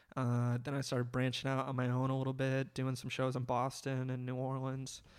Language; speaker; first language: English; native; English